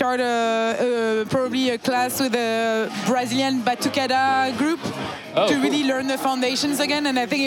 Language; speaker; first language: English; non-native, fluent; French